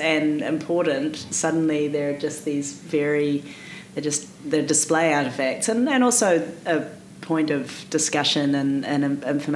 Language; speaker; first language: English; native; English